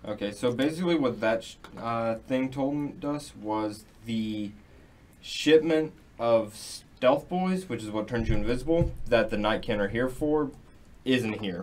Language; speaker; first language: English; native; English